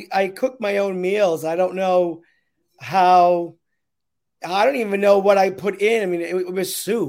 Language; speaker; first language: English; native; English